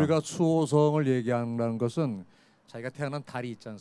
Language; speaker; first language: Korean; native; Korean